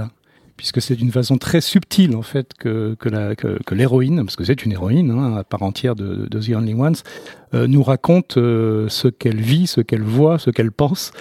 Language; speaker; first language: French; native; French